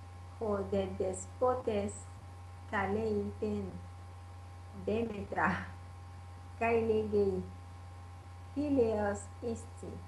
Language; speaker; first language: Greek; non-native, learner; Italian